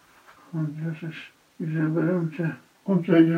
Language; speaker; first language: German; non-native, fluent; Polish